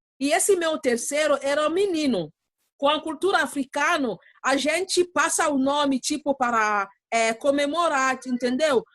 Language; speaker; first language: Portuguese; non-native, learner; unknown